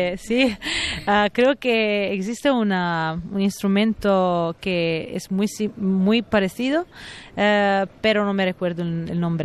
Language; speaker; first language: Spanish; non-native, fluent; Italian